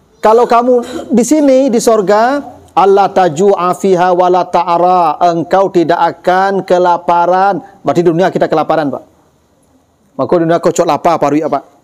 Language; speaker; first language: Malay; non-native, local second language; Minangkabau